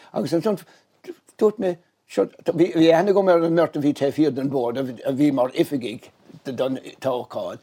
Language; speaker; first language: Irish; native; Irish